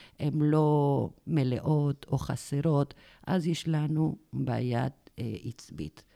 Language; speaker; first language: Hebrew; non-native, fluent; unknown